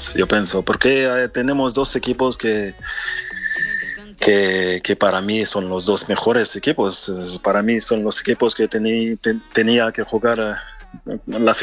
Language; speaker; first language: Spanish; non-native, fluent; French